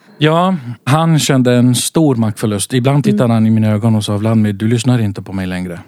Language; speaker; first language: Swedish; early bilingual, other home language; Central Kurdish